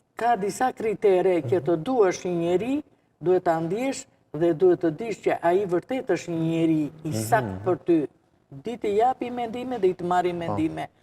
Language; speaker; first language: Albanian; non-native, local second language; Romany